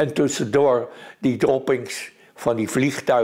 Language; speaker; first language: Dutch; native; Dutch